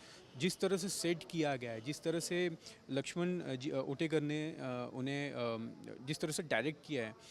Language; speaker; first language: Hindi; native; Hindi